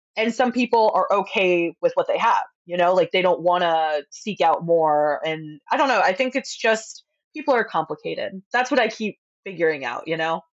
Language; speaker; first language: English; early bilingual, other home language; Spanish